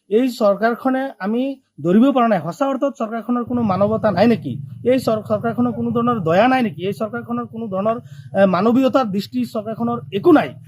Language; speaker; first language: Assamese; non-native, local second language; Bangla